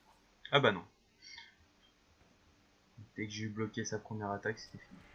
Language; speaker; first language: French; native; French